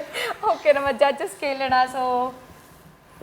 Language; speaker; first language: Kannada; native; Kannada